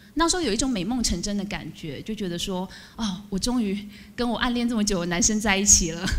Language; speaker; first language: Chinese; native; Chinese